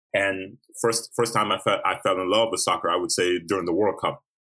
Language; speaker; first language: English; early bilingual, other home language; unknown